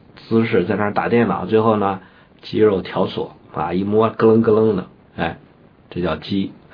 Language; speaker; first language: Chinese; native; Chinese